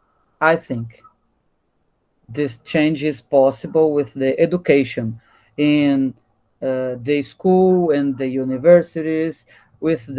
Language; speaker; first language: English; non-native, learner; Portuguese